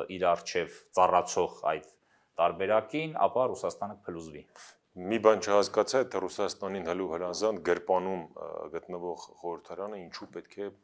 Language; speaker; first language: Armenian; native; Armenian